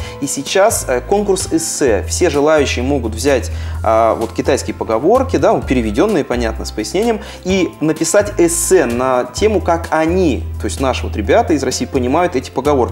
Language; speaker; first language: Russian; native; Russian